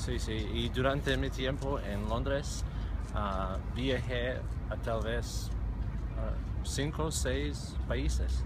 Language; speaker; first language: Spanish; non-native, fluent; English